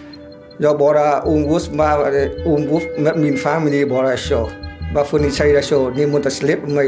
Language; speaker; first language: Swedish; non-native, learner; Vietnamese